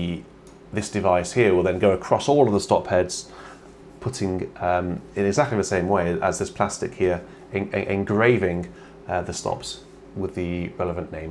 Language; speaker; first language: English; native; English